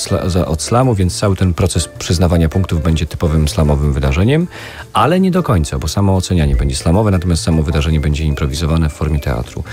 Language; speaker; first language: Polish; native; Polish